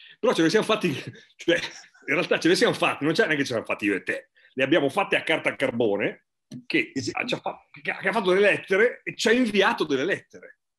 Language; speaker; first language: Italian; native; Italian